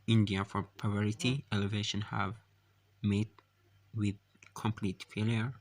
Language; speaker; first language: English; non-native, local second language; Amharic